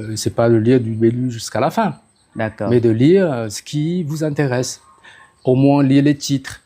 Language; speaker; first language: French; non-native, fluent; Khmer